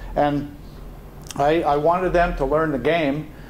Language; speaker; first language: English; native; English